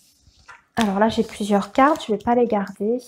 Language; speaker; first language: French; native; French